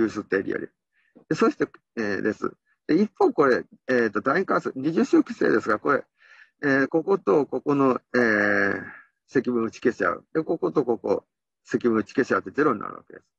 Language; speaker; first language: Japanese; native; Japanese